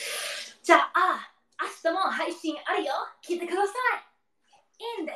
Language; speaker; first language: Japanese; non-native, learner; English